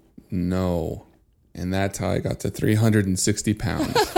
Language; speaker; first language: English; early bilingual, other home language; Spanish